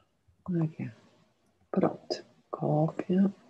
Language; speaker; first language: Portuguese; non-native, fluent; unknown